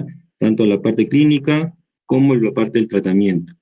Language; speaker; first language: Spanish; native; Spanish